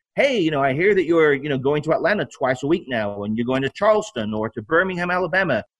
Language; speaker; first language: English; native; English